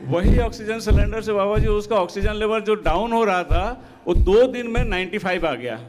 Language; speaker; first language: Hindi; non-native, local second language; Odia